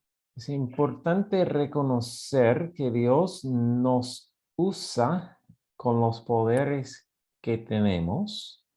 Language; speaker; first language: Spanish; non-native, fluent; English